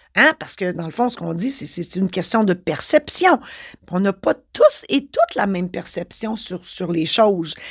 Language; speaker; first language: French; native; French